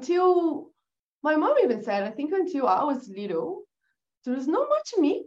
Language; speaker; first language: English; non-native, fluent; Portuguese